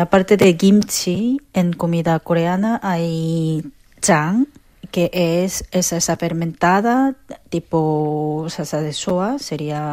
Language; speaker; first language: Spanish; non-native, fluent; Korean